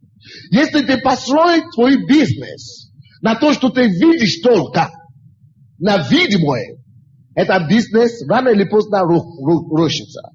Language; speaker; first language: Russian; non-native, fluent; Yoruba